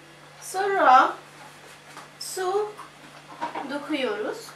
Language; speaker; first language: Turkish; non-native, learner; Arabic